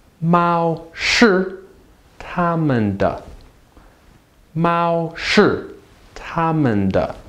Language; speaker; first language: Chinese; non-native, fluent; English